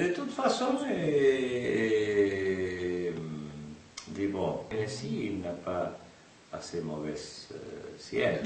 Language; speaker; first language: French; non-native, fluent; Spanish